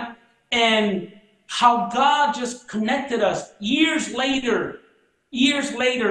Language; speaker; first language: English; early bilingual, other home language; Spanish